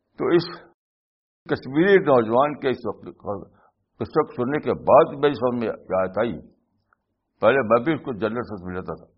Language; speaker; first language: Urdu; native; Urdu